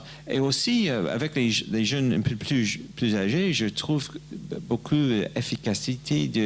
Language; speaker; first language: French; non-native, learner; English